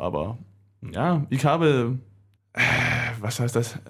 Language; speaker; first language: German; non-native, learner; Danish